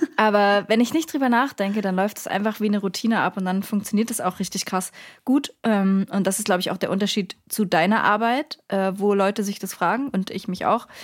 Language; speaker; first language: German; native; German